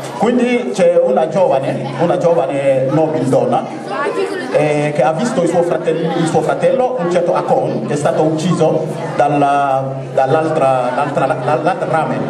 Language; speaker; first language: Italian; non-native, fluent; Baoulé